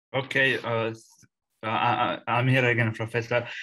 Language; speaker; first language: English; non-native, fluent; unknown